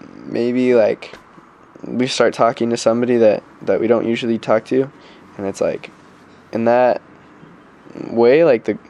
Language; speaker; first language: English; native; English